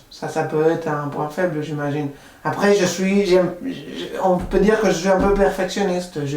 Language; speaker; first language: French; non-native, fluent; Spanish